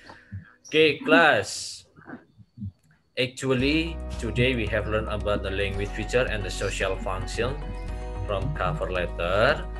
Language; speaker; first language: English; non-native, learner; Indonesian